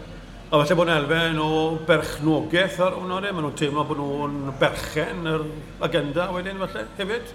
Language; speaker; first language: Welsh; native; Welsh